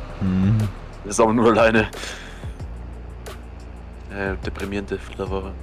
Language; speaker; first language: German; native; German